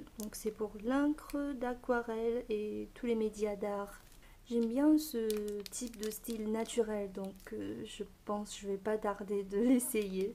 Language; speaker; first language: French; non-native, fluent; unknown